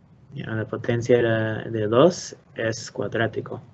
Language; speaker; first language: Spanish; non-native, learner; English